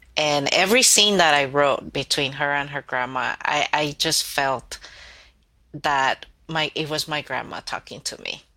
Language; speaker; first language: English; early bilingual, other home language; Spanish